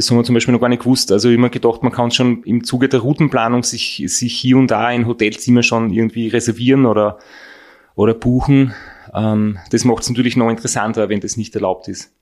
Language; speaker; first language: German; native; German